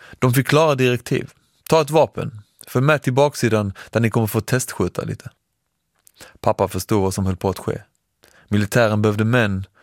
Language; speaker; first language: Swedish; early bilingual, other home language; Persian